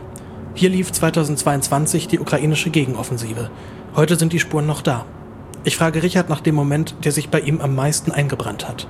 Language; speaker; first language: German; native; German